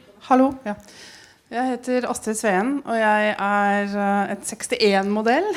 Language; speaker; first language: Norwegian; early bilingual, heritage; Norwegian